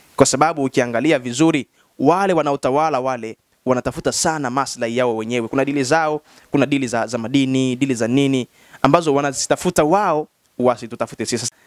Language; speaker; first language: Swahili; native; Swahili